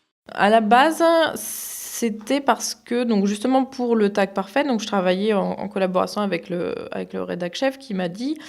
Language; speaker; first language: French; native; French